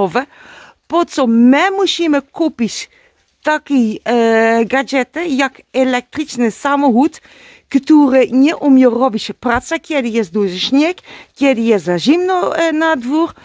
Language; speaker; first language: Polish; non-native, learner; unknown